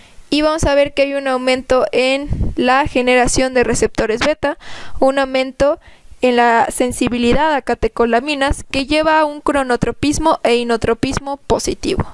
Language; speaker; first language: Spanish; native; Spanish